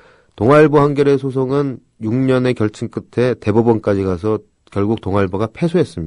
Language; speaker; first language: Korean; native; Korean